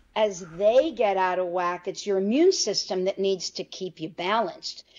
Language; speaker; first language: English; native; English